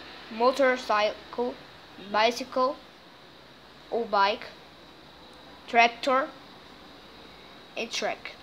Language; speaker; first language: English; non-native, learner; Portuguese